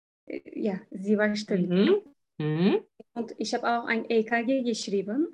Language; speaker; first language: German; non-native, learner; Turkish